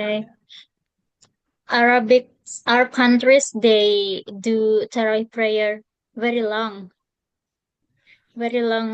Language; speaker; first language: English; non-native, fluent; Indonesian